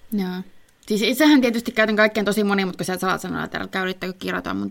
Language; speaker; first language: Finnish; native; Finnish